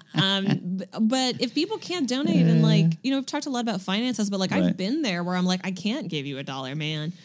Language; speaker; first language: English; native; English